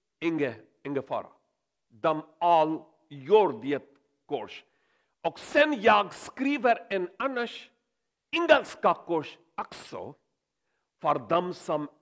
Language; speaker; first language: Swedish; non-native, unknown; Urdu